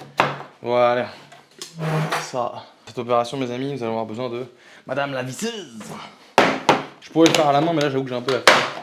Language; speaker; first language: French; native; French